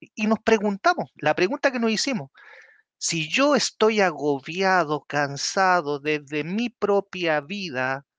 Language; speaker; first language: Spanish; native; Spanish